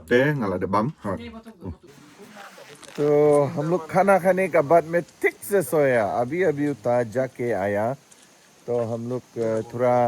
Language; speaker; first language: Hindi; non-native, local second language; Khasi